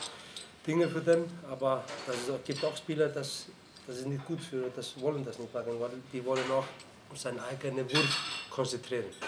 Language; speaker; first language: German; non-native, fluent; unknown